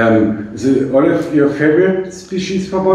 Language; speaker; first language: English; non-native, fluent; German